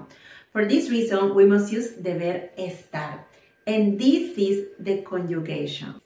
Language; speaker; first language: English; non-native, fluent; Spanish